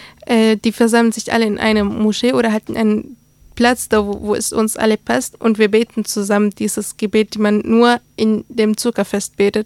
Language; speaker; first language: German; early bilingual, other home language; Arabic